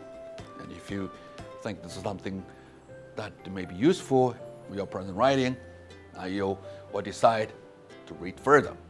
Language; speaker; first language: English; non-native, fluent; Chinese